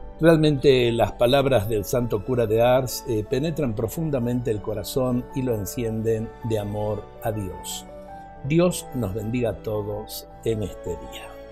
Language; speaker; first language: Spanish; native; Spanish